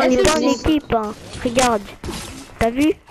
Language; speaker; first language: French; native; French